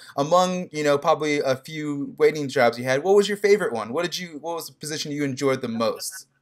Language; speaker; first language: English; native; English